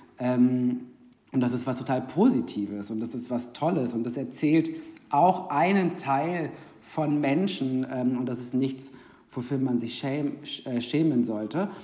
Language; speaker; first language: German; native; German